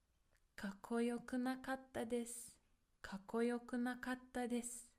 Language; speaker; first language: Japanese; non-native, fluent; English